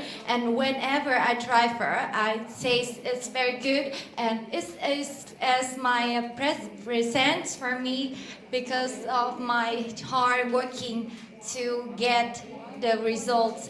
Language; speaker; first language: English; non-native, learner; Vietnamese